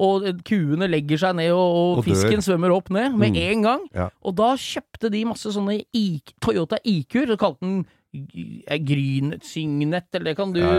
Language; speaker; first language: Norwegian; native; Norwegian